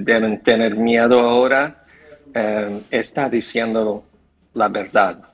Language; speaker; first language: Spanish; non-native, fluent; English